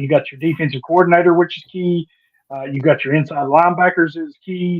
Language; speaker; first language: English; native; English